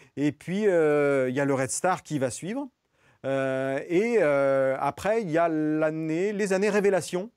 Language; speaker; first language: French; native; French